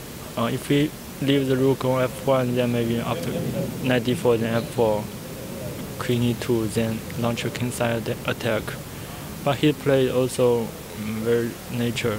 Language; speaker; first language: English; non-native, learner; Chinese